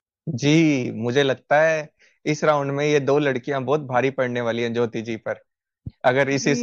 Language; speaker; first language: Hindi; native; Hindi